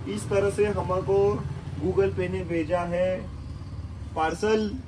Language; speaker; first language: Hindi; non-native, local second language; Marathi